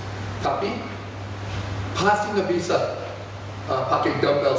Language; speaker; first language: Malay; non-native, fluent; English